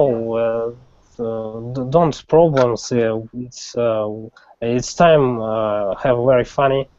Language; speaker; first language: English; non-native, learner; Russian